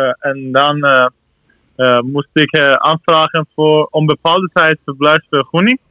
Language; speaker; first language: Dutch; non-native, learner; Persian